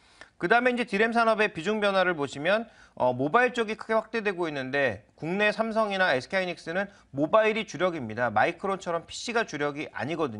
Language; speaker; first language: Korean; native; Korean